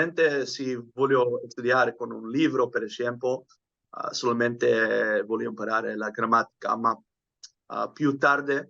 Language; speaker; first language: Italian; non-native, learner; Dutch